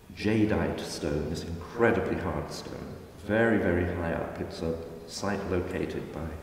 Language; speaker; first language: English; native; English